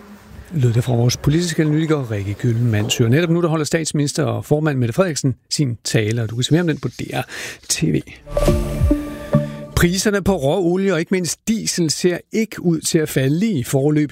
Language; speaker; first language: Danish; native; Danish